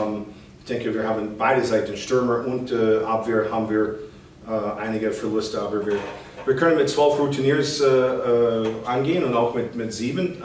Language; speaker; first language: German; non-native, fluent; English